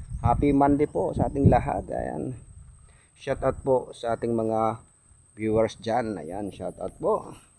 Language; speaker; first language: Filipino; non-native, local second language; Waray